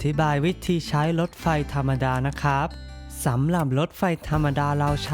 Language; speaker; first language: Thai; non-native, fluent; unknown